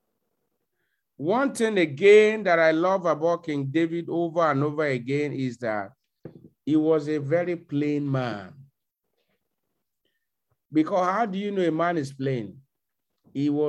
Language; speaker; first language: English; non-native, local second language; Yoruba